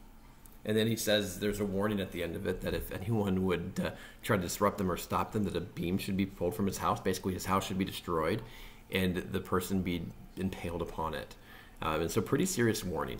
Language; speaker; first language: English; native; English